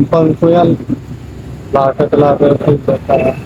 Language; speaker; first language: Filipino; non-native, learner; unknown